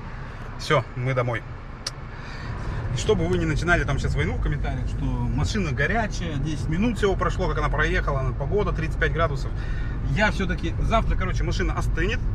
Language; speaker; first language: Russian; native; Russian